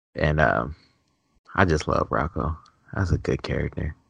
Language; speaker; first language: English; native; English